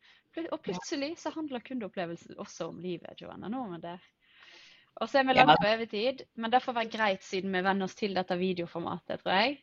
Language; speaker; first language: Norwegian; native; Norwegian